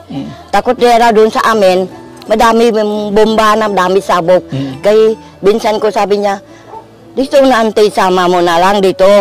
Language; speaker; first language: Filipino; non-native, learner; Vietnamese